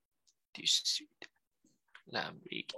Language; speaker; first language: French; non-native, learner; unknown